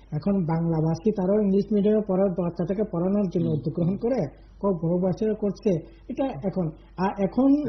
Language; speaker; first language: Bangla; non-native, local second language; Kok Borok